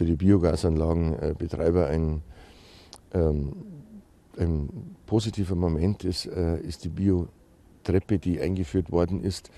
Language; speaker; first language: German; native; German